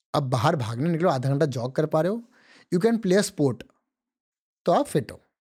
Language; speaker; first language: Hindi; non-native, local second language; Odia